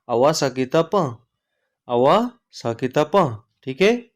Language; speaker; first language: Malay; non-native, learner; Urdu